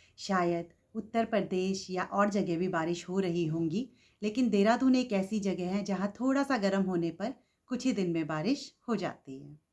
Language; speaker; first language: Hindi; native; Hindi